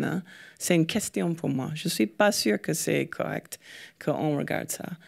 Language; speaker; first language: French; non-native, fluent; English